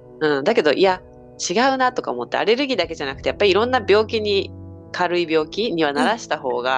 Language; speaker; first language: Japanese; native; Japanese